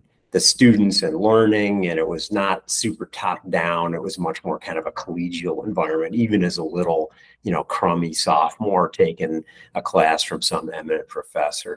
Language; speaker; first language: English; native; English